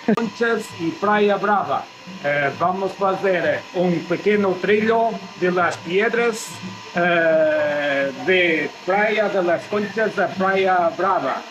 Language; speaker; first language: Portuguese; non-native, learner; Spanish